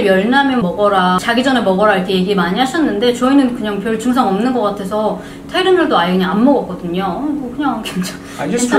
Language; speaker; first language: Korean; early bilingual, heritage; Korean